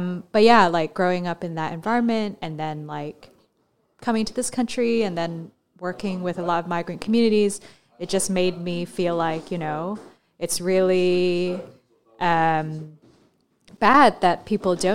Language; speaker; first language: English; non-native, local second language; Cantonese